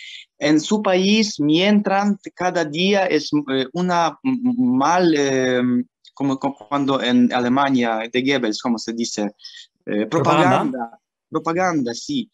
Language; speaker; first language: Spanish; non-native, learner; Ukrainian